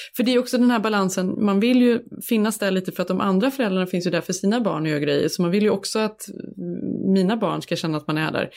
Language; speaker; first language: Swedish; native; Swedish